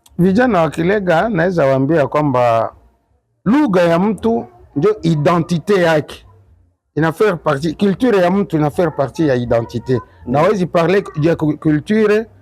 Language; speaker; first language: Swahili; non-native, local second language; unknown